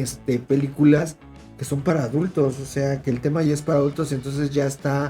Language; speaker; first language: Spanish; native; Spanish